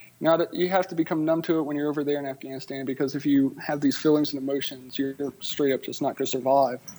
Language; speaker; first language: English; native; English